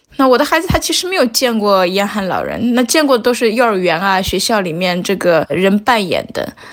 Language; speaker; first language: Chinese; native; Chinese